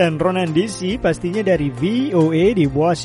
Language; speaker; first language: Indonesian; native; Indonesian